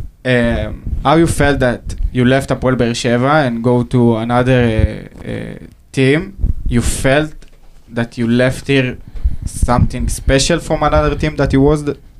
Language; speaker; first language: English; non-native, learner; Hebrew